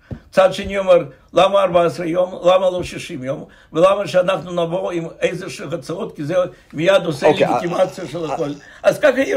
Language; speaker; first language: Hebrew; non-native, fluent; Russian